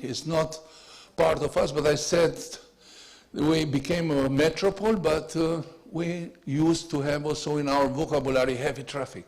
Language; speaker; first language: English; non-native, learner; Albanian